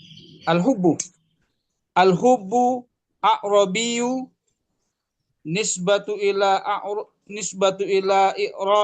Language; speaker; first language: Arabic; non-native, learner; Indonesian